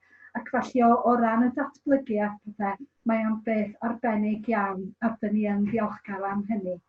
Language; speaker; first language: Welsh; native; Welsh